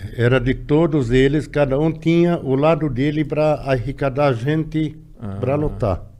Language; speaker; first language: Portuguese; non-native, fluent; Arabic